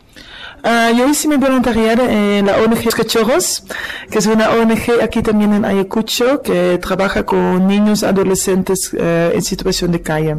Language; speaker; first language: Spanish; non-native, fluent; Dutch